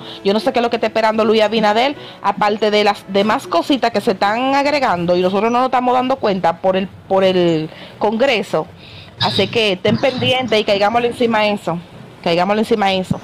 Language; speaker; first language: Spanish; native; Spanish